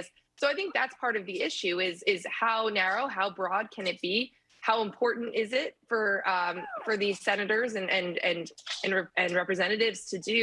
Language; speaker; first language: English; native; English